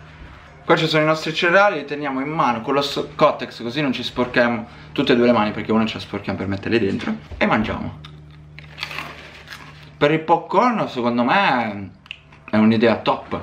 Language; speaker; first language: Italian; native; Italian